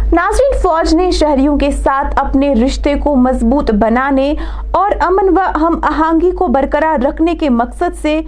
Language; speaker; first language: Urdu; non-native, local second language; Kashmiri